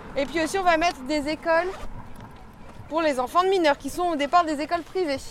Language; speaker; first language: French; native; French